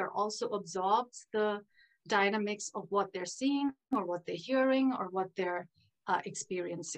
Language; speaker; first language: English; non-native, local second language; Tamil